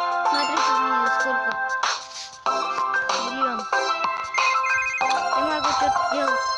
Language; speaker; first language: Russian; non-native, local second language; Kazakh